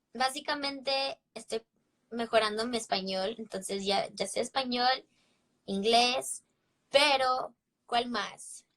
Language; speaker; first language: Spanish; early bilingual, other home language; English